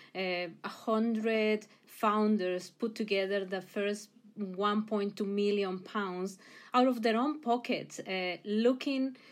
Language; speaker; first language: English; non-native, fluent; Spanish